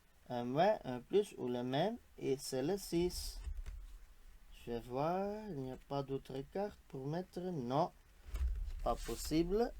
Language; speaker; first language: French; non-native, local second language; Dutch